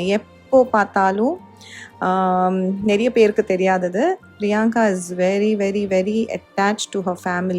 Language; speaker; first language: Tamil; native; Tamil